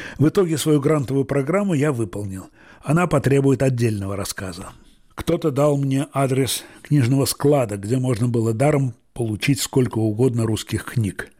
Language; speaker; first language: Russian; native; Russian